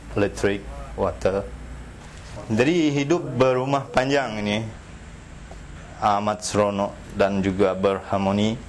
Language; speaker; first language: Malay; non-native, local second language; Iban